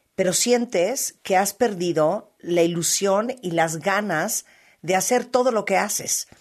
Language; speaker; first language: Spanish; native; Spanish